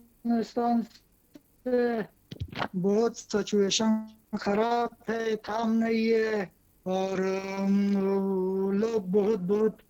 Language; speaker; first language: Hindi; non-native, learner; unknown